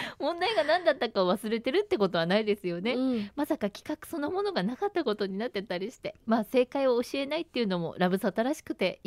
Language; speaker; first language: Japanese; native; Japanese